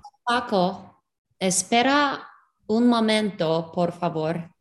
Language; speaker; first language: Spanish; non-native, learner; English